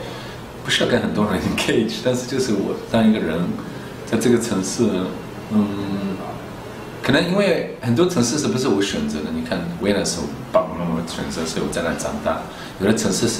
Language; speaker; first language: Chinese; early bilingual, heritage; German